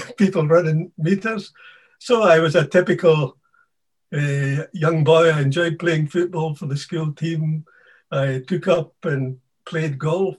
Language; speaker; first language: English; native; English